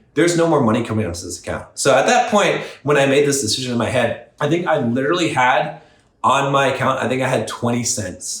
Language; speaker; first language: English; native; English